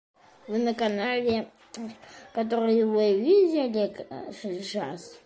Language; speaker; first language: Russian; early bilingual, heritage; Russian